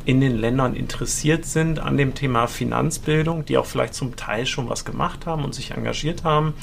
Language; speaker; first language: German; native; German